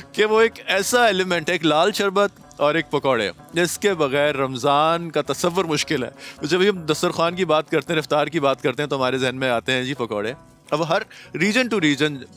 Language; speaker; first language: Urdu; native; Urdu